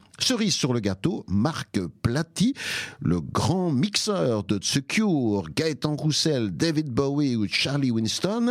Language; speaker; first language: French; native; French